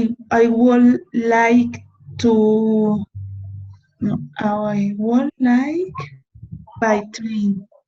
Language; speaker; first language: English; non-native, learner; Spanish